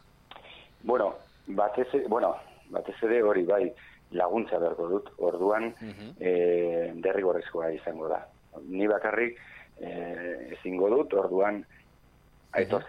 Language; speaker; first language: Basque; non-native, local second language; Spanish